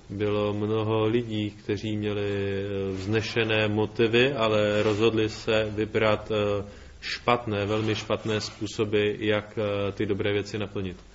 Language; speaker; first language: Czech; native; Czech